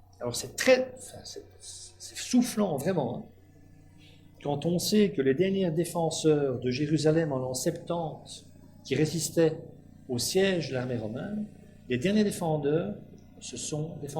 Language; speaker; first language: French; native; French